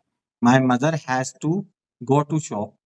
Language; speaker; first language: English; non-native, fluent; Hindi